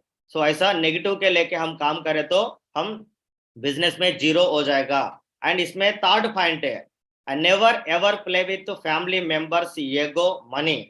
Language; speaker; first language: Hindi; non-native, local second language; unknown